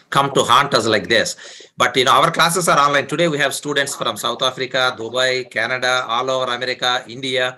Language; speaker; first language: English; non-native, local second language; Telugu